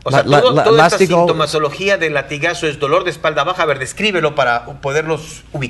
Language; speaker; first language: Spanish; native; Spanish